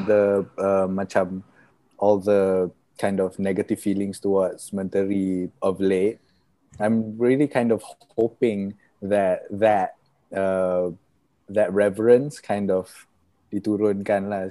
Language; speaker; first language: English; non-native, local second language; Malay